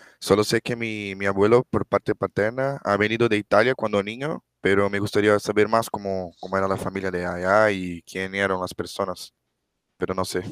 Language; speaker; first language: Spanish; non-native, fluent; Portuguese